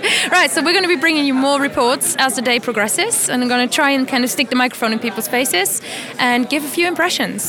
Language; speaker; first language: English; non-native, fluent; German